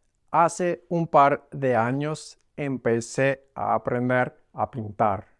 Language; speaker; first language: Spanish; non-native, fluent; English